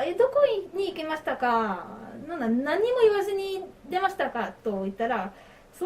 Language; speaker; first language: Japanese; non-native, learner; French